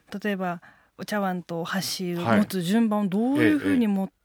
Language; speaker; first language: Japanese; native; Japanese